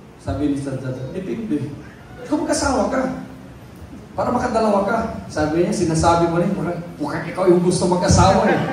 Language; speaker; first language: Filipino; non-native, local second language; Cebuano